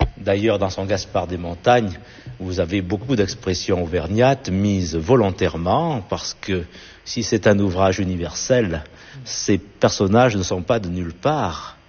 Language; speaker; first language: French; native; French